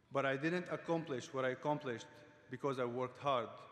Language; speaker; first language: English; non-native, fluent; Arabic